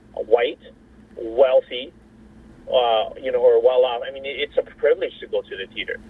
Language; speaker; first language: English; native; English